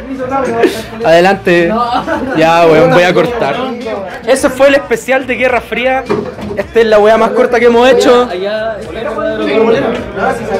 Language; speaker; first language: Spanish; native; Spanish